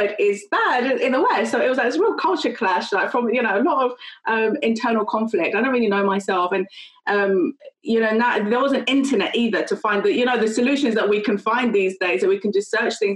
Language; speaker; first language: English; native; English